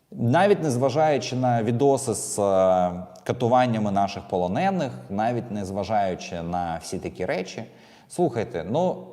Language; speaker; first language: Ukrainian; non-native, local second language; Russian